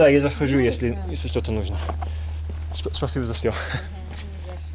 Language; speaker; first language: Russian; non-native, fluent; English